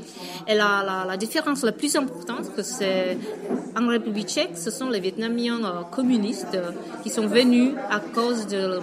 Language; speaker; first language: French; non-native, fluent; Vietnamese